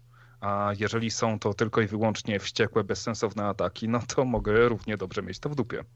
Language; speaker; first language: Polish; native; Polish